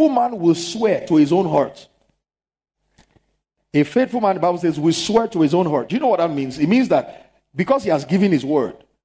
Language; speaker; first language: English; non-native, local second language; Yoruba